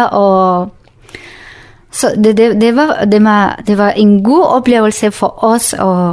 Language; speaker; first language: Danish; non-native, learner; Kurdish